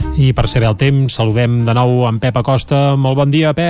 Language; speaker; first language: Catalan; native; Catalan